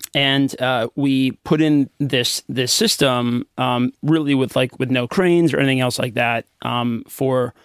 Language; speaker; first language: English; native; English